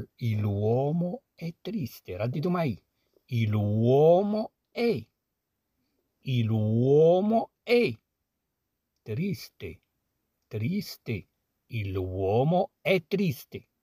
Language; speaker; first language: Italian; non-native, fluent; Arabic